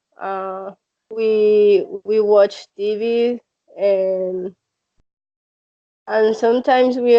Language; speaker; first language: English; non-native, learner; Spanish